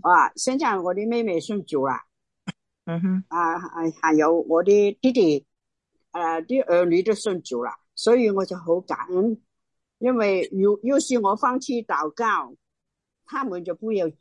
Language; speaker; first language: Chinese; non-native, local second language; Cantonese